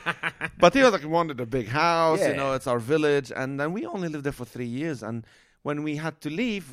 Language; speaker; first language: English; non-native, fluent; Arabic